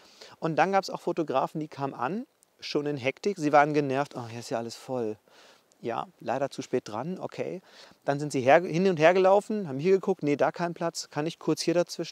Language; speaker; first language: German; native; German